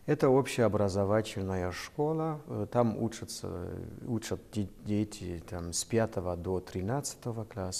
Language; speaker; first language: Russian; non-native, fluent; German